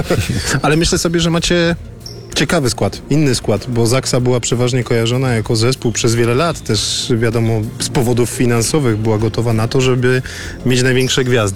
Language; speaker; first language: Polish; native; Polish